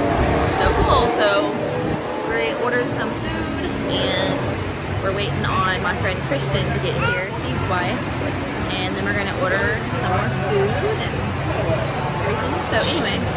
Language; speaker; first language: English; native; English